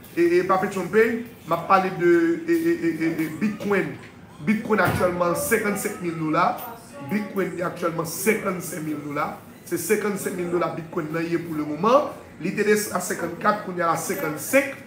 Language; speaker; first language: French; native; French